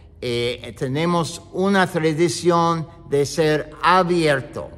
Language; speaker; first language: Spanish; non-native, learner; English